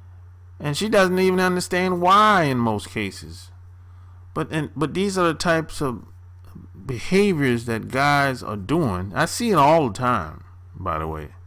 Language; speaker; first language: English; native; English